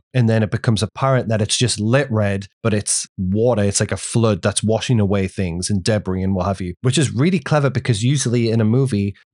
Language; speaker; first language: English; native; English